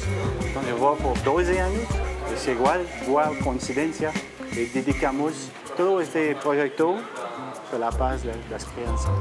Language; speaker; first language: Portuguese; non-native, learner; French